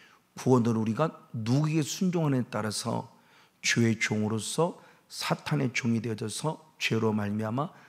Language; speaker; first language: Korean; native; Korean